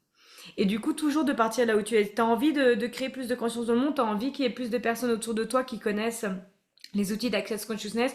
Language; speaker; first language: French; native; French